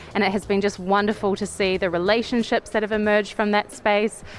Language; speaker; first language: English; native; English